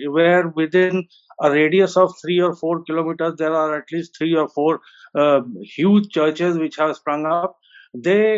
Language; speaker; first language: English; non-native, local second language; Hindi